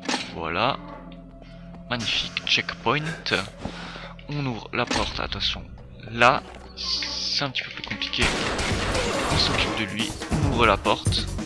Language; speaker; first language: French; native; French